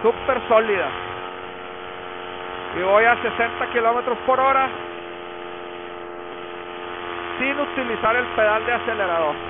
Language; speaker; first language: Spanish; native; Spanish